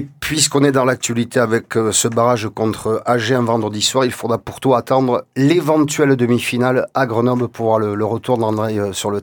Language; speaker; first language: French; native; French